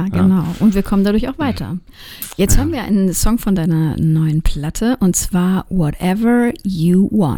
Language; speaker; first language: German; native; German